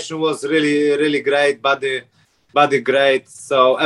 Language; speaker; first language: English; non-native, learner; Polish